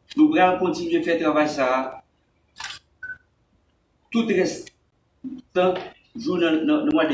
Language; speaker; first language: French; non-native, local second language; Haitian Creole